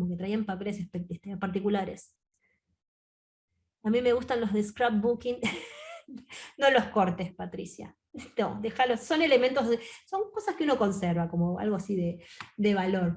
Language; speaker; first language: Spanish; native; Spanish